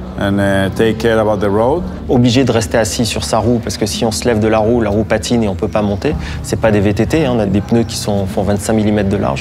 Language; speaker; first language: French; native; French